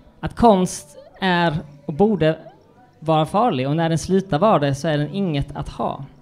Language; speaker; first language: Swedish; native; Swedish